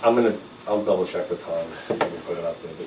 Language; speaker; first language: English; native; English